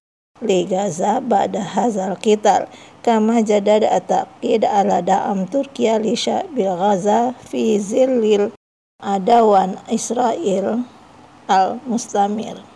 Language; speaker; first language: Arabic; non-native, fluent; Indonesian